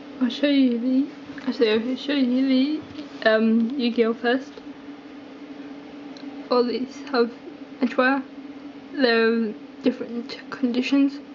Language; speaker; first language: English; native; English